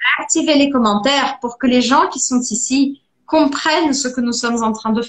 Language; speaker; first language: French; non-native, fluent; Portuguese